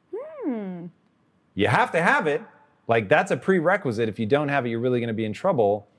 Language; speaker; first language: English; native; English